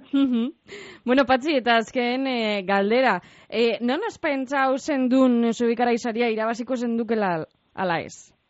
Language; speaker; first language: Basque; native; Basque